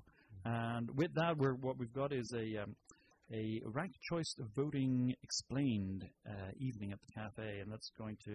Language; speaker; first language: English; native; English